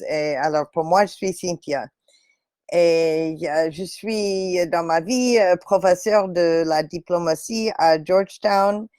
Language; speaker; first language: French; non-native, fluent; English